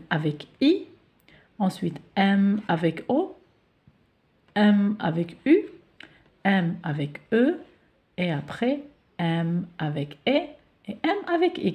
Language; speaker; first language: French; non-native, local second language; Arabic